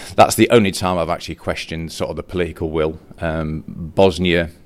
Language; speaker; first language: English; native; English